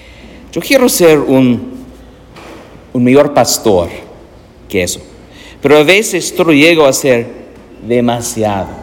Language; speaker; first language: Spanish; non-native, learner; English